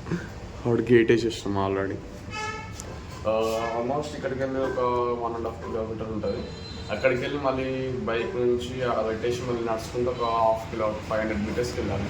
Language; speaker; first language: Telugu; native; Telugu